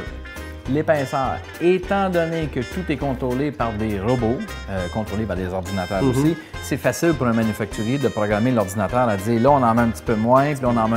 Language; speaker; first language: French; native; French